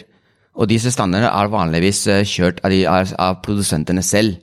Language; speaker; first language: Norwegian; non-native, fluent; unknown